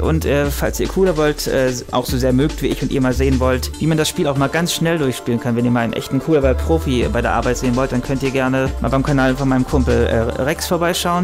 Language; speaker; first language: German; native; German